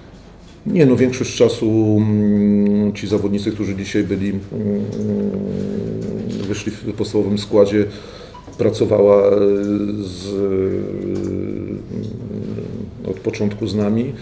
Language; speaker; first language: Polish; native; Polish